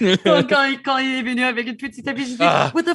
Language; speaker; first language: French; non-native, fluent; English